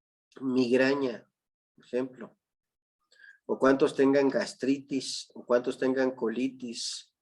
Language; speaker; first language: Spanish; native; Spanish